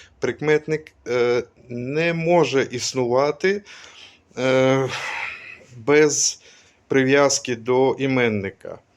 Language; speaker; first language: Ukrainian; non-native, local second language; Russian